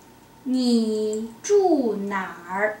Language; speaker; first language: Chinese; non-native, learner; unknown